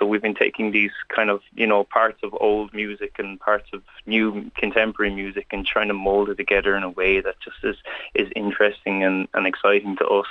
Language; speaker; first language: English; native; English